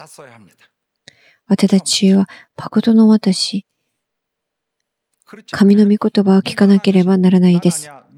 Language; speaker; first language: Japanese; non-native, fluent; Korean